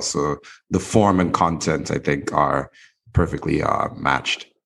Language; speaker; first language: English; native; English